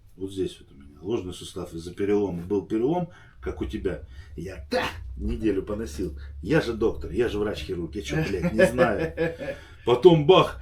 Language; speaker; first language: Russian; native; Russian